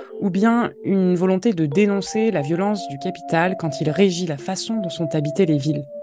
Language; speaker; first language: French; native; French